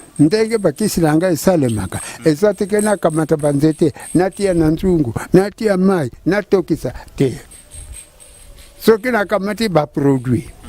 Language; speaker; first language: Lingala; non-native, local second language; Kongo